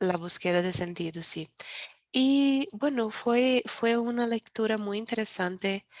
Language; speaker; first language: Spanish; non-native, learner; Portuguese